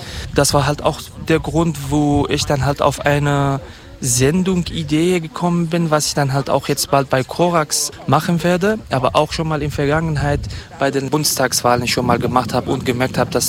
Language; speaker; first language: German; non-native, fluent; Kurdish